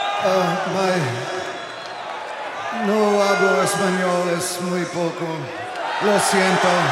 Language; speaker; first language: Spanish; non-native, learner; English